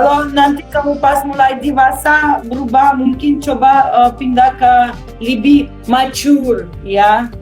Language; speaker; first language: Indonesian; non-native, fluent; Russian